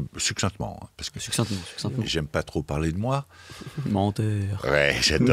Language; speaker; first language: French; native; French